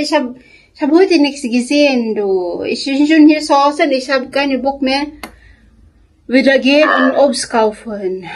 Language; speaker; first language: German; non-native, learner; Filipino